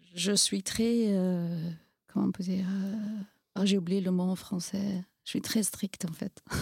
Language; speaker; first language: French; non-native, fluent; Kurdish